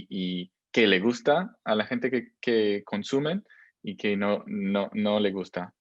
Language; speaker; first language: Spanish; non-native, fluent; English